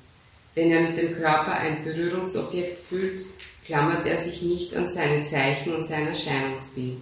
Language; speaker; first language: German; native; German